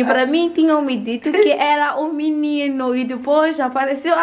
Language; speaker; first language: Portuguese; native; Portuguese